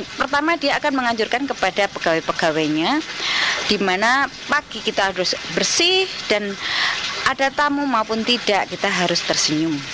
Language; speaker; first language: Indonesian; native; Indonesian